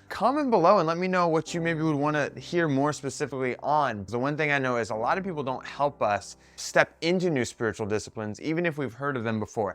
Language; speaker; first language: English; native; English